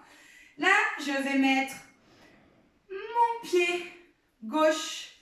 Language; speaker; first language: French; native; French